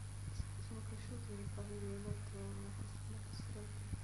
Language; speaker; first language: Italian; early bilingual, heritage; Italian